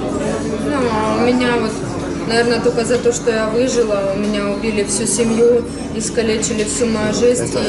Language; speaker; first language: Russian; native; Russian